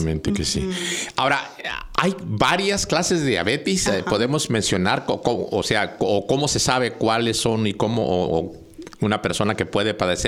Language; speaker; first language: Spanish; native; Spanish